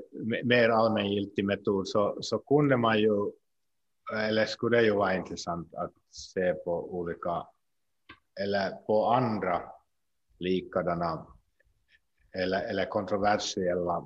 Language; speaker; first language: Swedish; non-native, local second language; Finnish